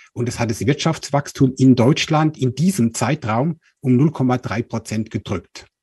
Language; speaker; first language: German; native; German